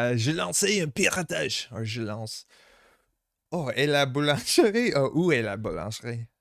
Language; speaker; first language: French; non-native, learner; Slovenian